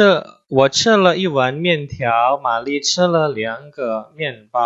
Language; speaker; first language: Chinese; non-native, fluent; Indonesian